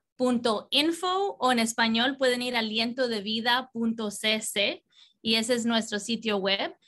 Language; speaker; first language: Spanish; early bilingual, heritage; Spanish